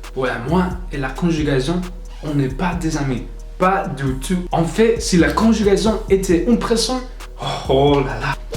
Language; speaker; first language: French; non-native, fluent; English